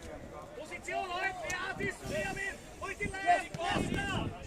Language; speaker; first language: German; native; German